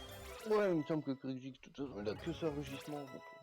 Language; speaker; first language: French; native; French